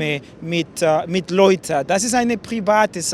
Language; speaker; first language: German; non-native, learner; English